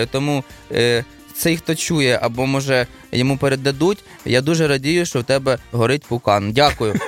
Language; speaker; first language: Ukrainian; non-native, local second language; Russian